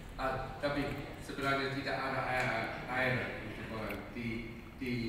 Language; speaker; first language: Indonesian; non-native, fluent; English